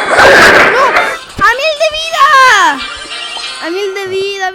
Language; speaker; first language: Spanish; native; Spanish